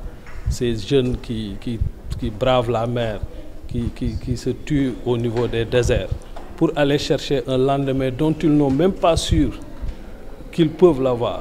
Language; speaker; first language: French; non-native, local second language; Wolof